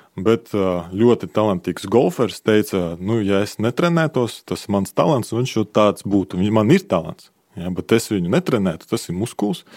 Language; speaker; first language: Latvian; non-native, local second language; Russian